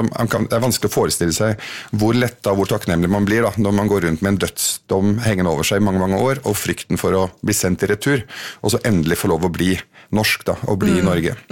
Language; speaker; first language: Norwegian; early bilingual, other home language; Arabic